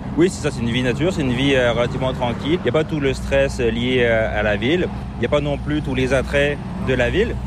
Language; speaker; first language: French; native; French